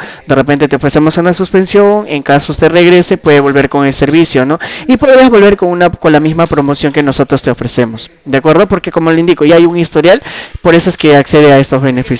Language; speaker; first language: Spanish; native; Spanish